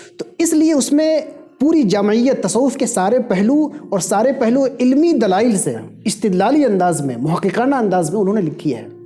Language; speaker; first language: Urdu; native; Urdu